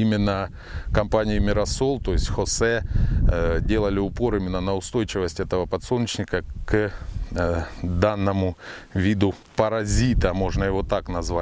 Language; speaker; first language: Russian; native; Russian